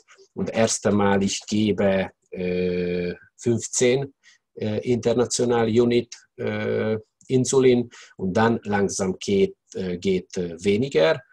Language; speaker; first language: German; non-native, learner; Hungarian